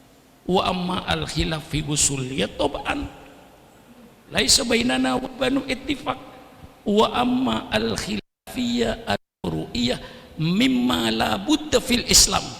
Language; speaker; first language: Arabic; non-native, fluent; Indonesian